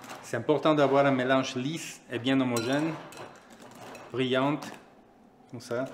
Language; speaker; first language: French; non-native, fluent; Spanish